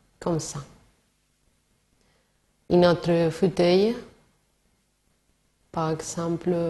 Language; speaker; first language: French; non-native, learner; Spanish